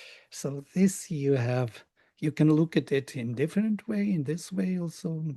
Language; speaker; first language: English; non-native, fluent; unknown